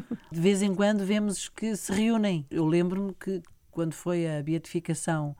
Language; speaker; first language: Portuguese; native; Portuguese